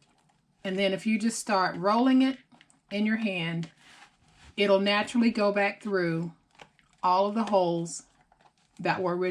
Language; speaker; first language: English; native; English